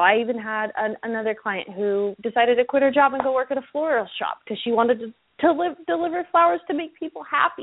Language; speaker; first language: English; native; English